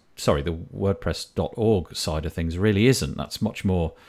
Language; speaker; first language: English; native; English